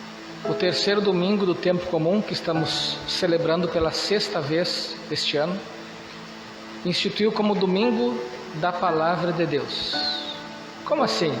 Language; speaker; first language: Portuguese; native; Portuguese